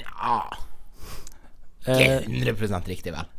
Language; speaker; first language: Norwegian; native; Norwegian